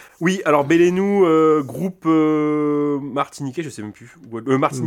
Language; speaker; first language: French; native; French